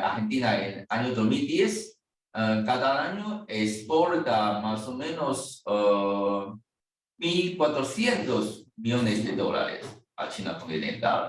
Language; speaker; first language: Spanish; non-native, fluent; Chinese